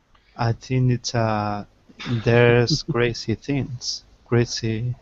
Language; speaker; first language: English; non-native, learner; Spanish